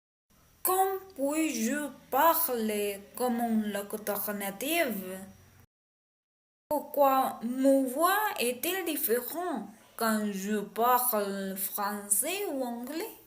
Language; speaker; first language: French; non-native, learner; Spanish